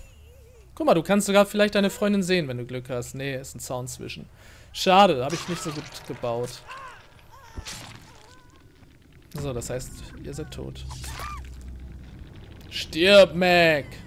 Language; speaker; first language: German; native; German